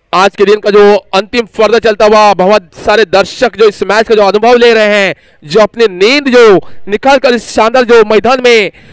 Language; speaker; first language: Hindi; native; Hindi